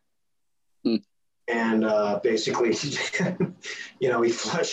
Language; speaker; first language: English; native; English